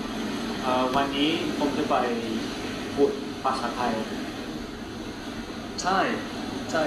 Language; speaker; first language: Thai; non-native, learner; English